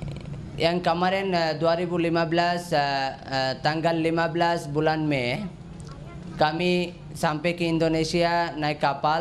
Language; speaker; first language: Indonesian; non-native, learner; Rohingya